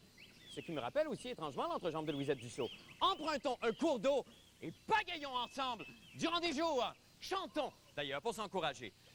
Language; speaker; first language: French; native; French